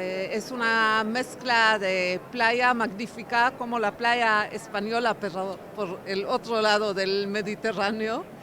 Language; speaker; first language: Spanish; non-native, fluent; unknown